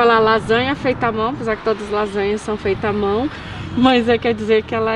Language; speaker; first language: Portuguese; native; Portuguese